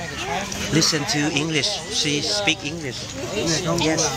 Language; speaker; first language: English; non-native, learner; Vietnamese